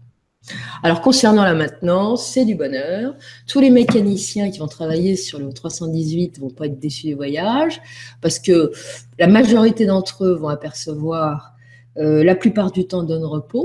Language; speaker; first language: French; native; French